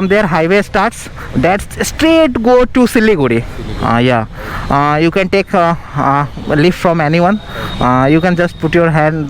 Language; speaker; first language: English; non-native, local second language; Hindi